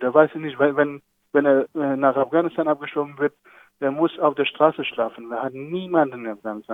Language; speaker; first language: German; non-native, fluent; Persian